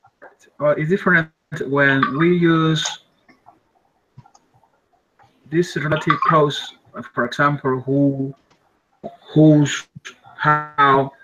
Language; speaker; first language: English; non-native, learner; Spanish